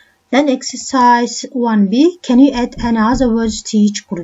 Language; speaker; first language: English; non-native, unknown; Kyrgyz